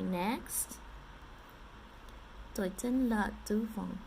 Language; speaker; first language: Vietnamese; non-native, learner; English